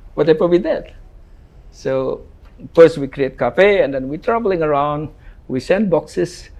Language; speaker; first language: English; non-native, fluent; Indonesian